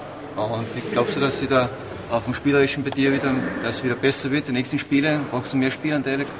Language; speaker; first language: German; native; German